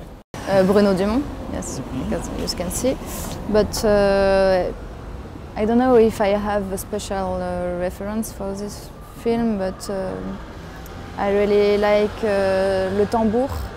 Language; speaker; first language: English; non-native, learner; French